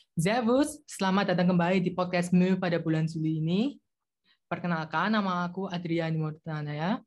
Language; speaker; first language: Indonesian; native; Indonesian